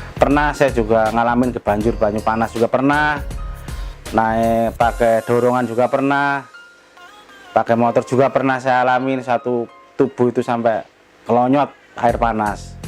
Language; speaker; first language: Indonesian; non-native, local second language; Javanese